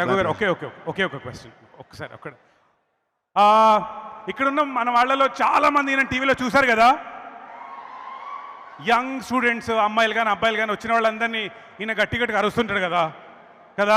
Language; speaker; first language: Telugu; native; Telugu